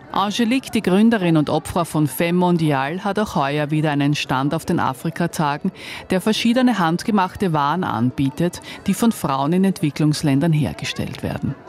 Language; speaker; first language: German; native; German